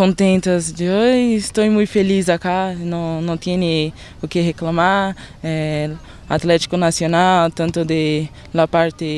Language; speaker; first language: Spanish; non-native, learner; Portuguese